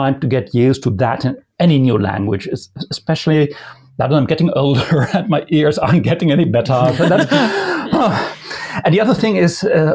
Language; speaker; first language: English; non-native, fluent; Limburgish